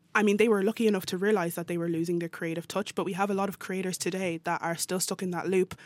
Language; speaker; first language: English; native; English